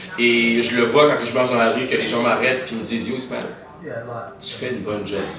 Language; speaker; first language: French; early bilingual, other home language; Haitian Creole